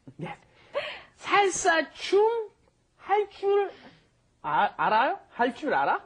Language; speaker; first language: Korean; non-native, fluent; English